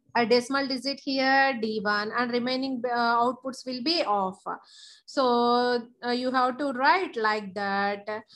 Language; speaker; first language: English; non-native, local second language; Telugu